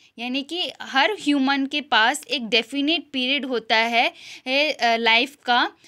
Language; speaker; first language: Hindi; non-native, local second language; Gujarati